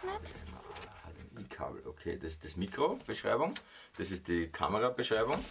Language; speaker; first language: German; native; German